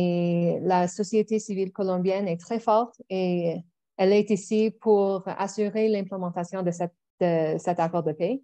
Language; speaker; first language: French; non-native, local second language; English